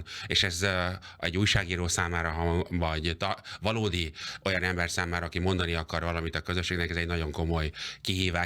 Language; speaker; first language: Hungarian; native; Hungarian